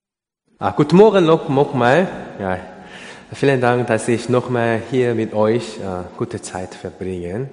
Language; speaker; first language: German; non-native, learner; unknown